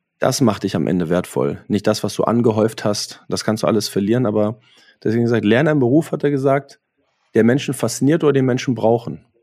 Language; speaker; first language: German; native; German